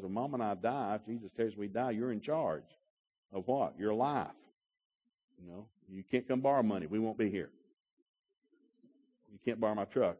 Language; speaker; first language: English; native; English